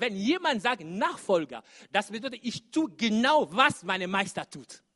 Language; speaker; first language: German; non-native, fluent; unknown